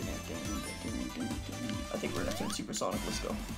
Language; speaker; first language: English; native; English